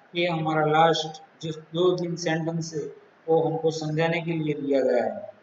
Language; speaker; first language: Hindi; non-native, local second language; Gujarati